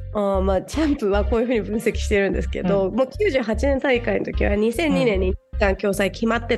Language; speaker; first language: Japanese; native; Japanese